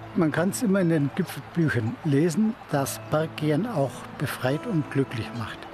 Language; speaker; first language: German; native; German